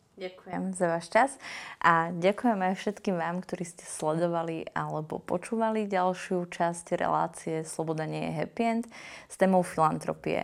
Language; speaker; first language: Slovak; native; Slovak